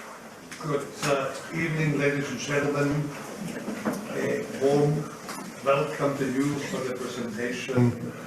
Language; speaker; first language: English; non-native, fluent; German